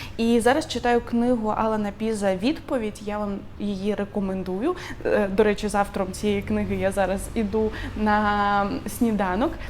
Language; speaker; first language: Ukrainian; non-native, local second language; Russian